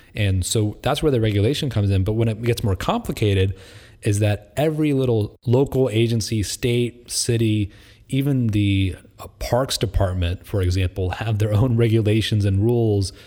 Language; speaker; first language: English; native; English